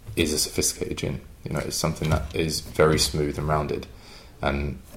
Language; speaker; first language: English; native; English